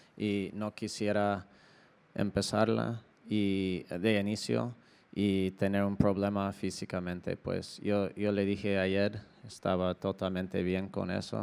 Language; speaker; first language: Spanish; non-native, learner; English